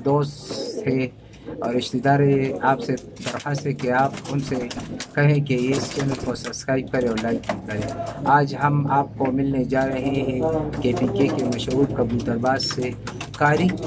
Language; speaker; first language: Hindi; non-native, local second language; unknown